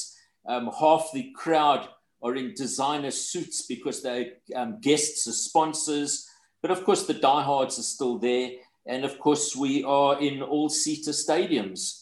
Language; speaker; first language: English; native; English